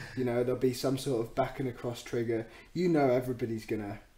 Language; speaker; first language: English; native; English